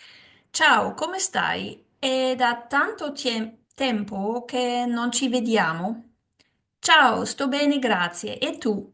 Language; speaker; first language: Italian; non-native, learner; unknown